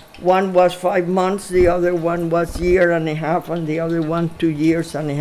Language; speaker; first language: English; non-native, fluent; Spanish